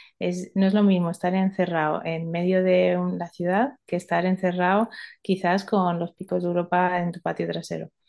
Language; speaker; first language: Spanish; early bilingual, other home language; Romanian